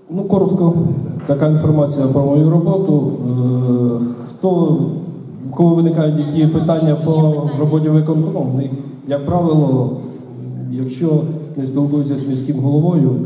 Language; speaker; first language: Ukrainian; native; Ukrainian